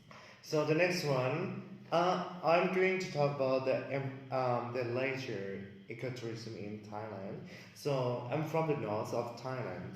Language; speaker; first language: English; non-native, learner; Thai